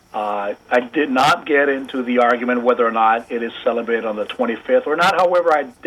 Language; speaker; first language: English; non-native, fluent; Spanish